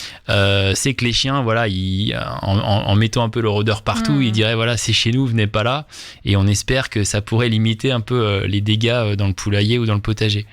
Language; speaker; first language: French; native; French